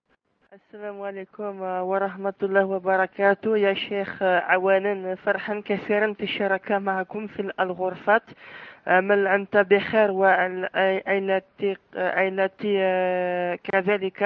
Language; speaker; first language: Arabic; non-native, learner; French